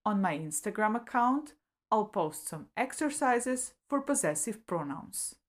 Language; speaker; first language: English; non-native, fluent; Slovenian